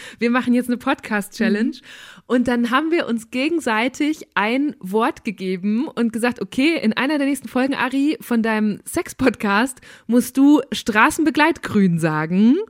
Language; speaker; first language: German; native; German